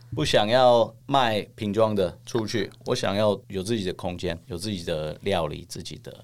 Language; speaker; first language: Chinese; non-native, fluent; English